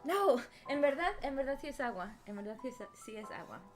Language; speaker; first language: Spanish; non-native, learner; English